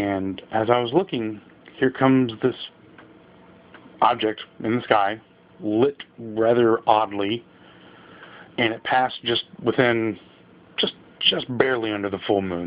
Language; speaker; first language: English; native; English